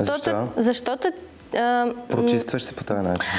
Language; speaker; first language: Bulgarian; native; Bulgarian